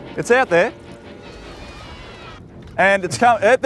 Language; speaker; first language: English; native; English